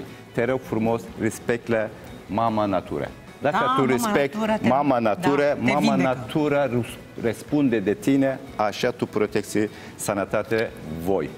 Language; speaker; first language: Romanian; non-native, learner; Turkish